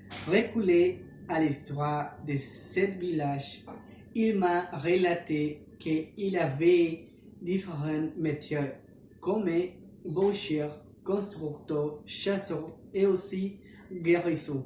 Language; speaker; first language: French; non-native, learner; Spanish